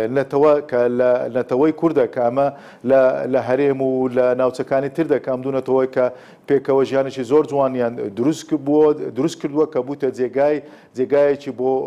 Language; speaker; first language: Central Kurdish; non-native, local second language; Turkish